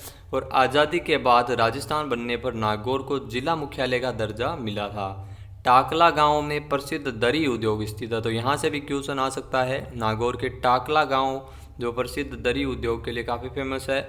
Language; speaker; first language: Hindi; native; Hindi